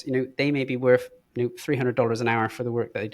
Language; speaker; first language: English; native; English